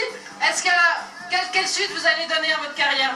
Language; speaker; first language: French; native; French